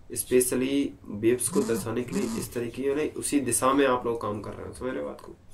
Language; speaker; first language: Hindi; native; Hindi